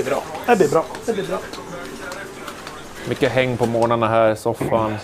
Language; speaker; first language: Swedish; native; Swedish